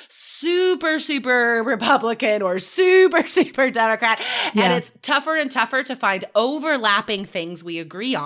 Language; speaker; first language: English; native; English